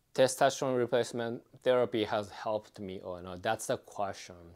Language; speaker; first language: English; non-native, fluent; Japanese